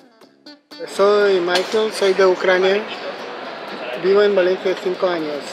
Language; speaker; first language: Spanish; non-native, learner; Ukrainian